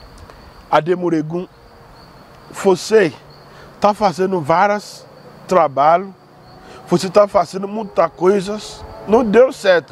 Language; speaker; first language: Portuguese; non-native, learner; Yoruba